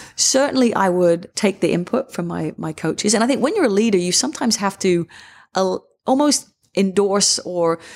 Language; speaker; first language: English; native; English